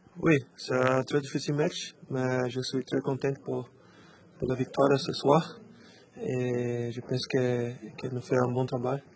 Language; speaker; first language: French; non-native, learner; Portuguese